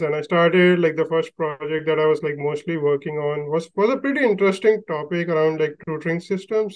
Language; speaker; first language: English; non-native, local second language; Hindi